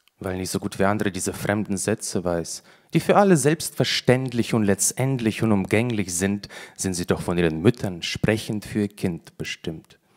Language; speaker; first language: German; early bilingual, other home language; Russian